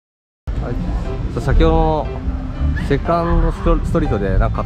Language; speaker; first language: Japanese; native; Japanese